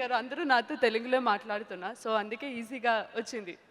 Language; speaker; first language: Telugu; non-native, learner; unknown